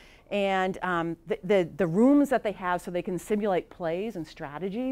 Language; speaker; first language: English; native; English